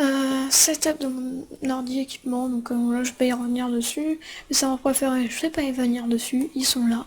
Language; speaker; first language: French; native; French